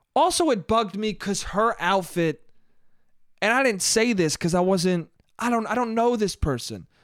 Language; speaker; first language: English; native; English